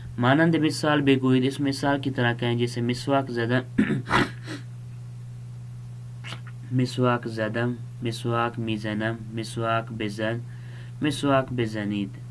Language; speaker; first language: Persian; non-native, fluent; Urdu